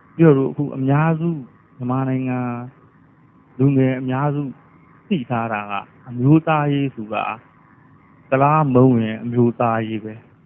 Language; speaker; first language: Burmese; native; Burmese